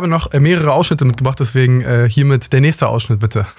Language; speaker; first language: German; native; German